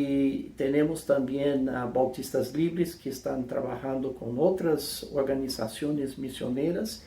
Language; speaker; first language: Spanish; non-native, fluent; English